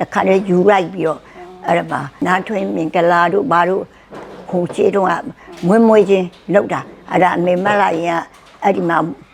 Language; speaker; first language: Burmese; native; Burmese